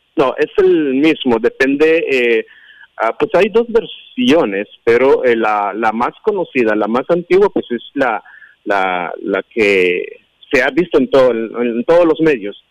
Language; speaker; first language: Spanish; non-native, local second language; Kaqchikel